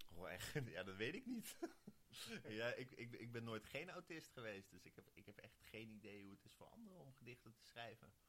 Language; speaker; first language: Dutch; native; Dutch